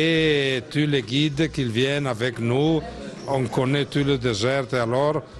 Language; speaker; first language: French; non-native, learner; Italian